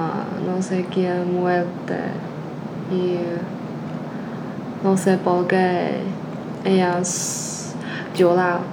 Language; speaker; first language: Spanish; non-native, learner; Chinese